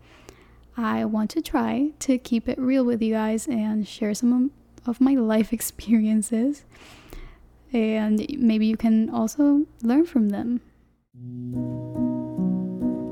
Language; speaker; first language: English; non-native, fluent; Spanish